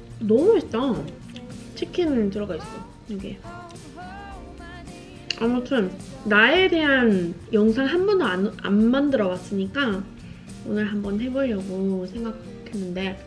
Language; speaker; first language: Korean; non-native, fluent; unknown